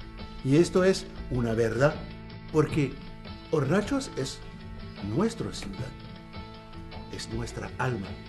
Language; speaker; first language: Spanish; non-native, fluent; Arabic